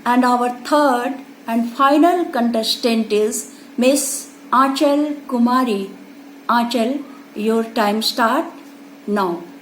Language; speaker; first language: English; non-native, local second language; Hindi